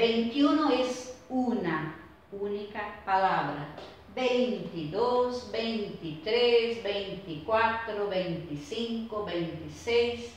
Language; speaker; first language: Spanish; non-native, fluent; Portuguese